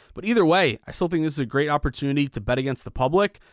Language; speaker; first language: English; native; English